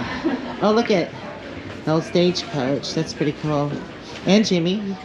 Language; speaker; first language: English; native; English